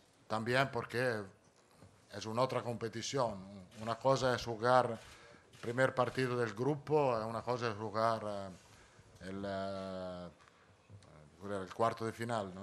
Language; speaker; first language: Spanish; non-native, fluent; Italian